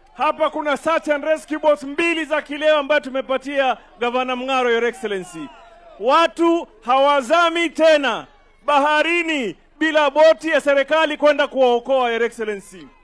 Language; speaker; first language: Swahili; native; Swahili